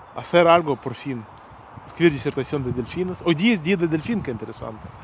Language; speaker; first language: Spanish; non-native, learner; Ukrainian